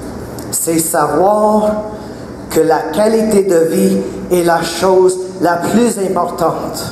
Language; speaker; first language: French; non-native, local second language; English